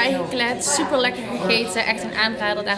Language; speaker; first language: Dutch; native; Dutch